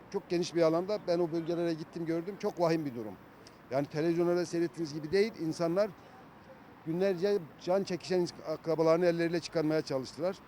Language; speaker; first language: Turkish; native; Turkish